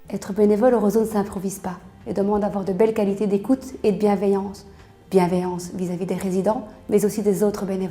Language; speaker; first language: French; native; French